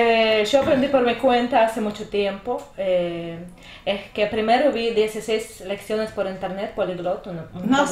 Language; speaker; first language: Spanish; non-native, learner; Russian